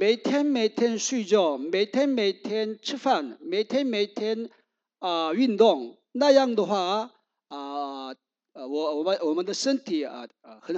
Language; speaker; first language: Chinese; non-native, learner; Korean